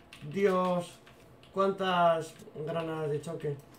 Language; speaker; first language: Spanish; native; Spanish